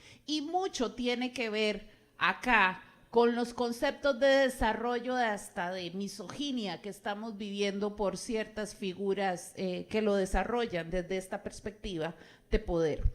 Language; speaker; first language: Spanish; native; Spanish